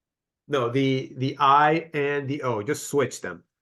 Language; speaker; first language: English; native; English